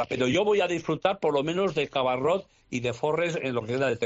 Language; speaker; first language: Spanish; native; Spanish